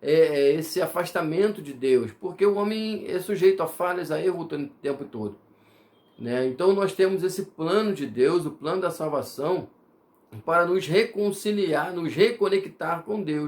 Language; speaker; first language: Portuguese; native; Portuguese